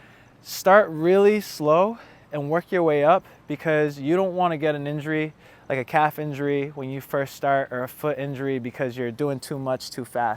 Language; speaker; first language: English; native; English